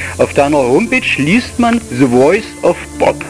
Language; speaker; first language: German; native; German